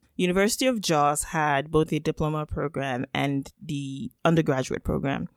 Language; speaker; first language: English; non-native, local second language; Yoruba